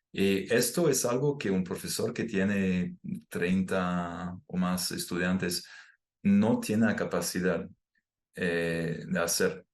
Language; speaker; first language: Spanish; non-native, fluent; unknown